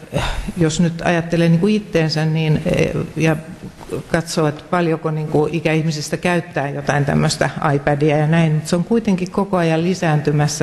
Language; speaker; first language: Finnish; native; Finnish